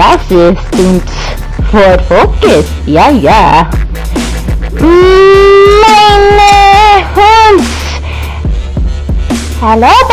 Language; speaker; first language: German; non-native, learner; English